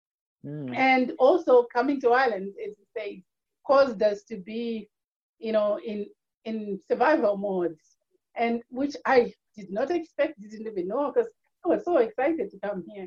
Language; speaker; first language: English; non-native, local second language; Shona